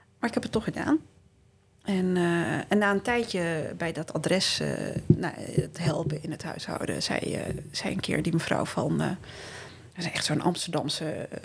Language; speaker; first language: Dutch; early bilingual, other home language; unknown